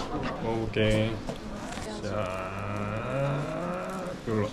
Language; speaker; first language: Korean; native; Korean